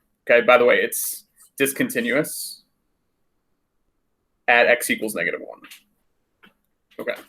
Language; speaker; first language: English; native; English